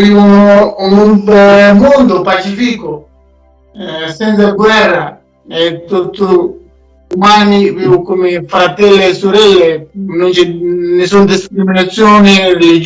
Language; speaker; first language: Italian; non-native, learner; Persian